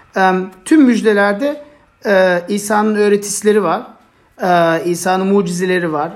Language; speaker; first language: Turkish; non-native, fluent; German